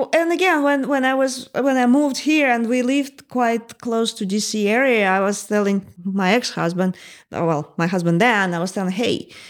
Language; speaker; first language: English; non-native, fluent; Russian